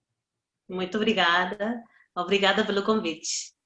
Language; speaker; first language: Portuguese; non-native, fluent; Spanish